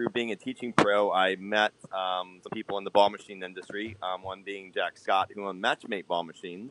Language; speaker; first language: English; native; English